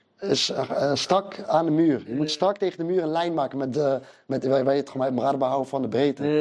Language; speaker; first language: Dutch; early bilingual, other home language; Arabic